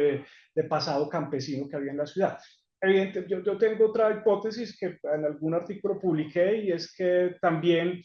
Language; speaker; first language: Spanish; native; Spanish